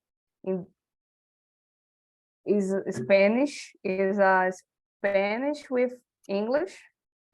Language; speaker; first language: English; non-native, learner; Portuguese